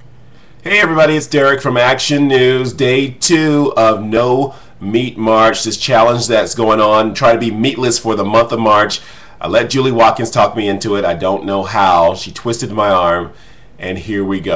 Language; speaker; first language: English; native; English